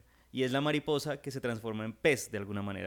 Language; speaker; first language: Spanish; native; Spanish